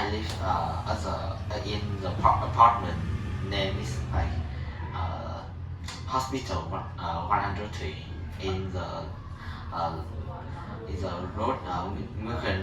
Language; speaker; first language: English; non-native, learner; Vietnamese